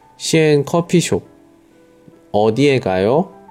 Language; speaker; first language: Korean; non-native, learner; Chinese